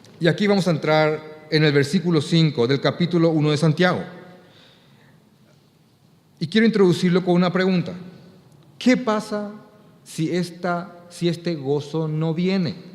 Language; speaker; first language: Spanish; native; Spanish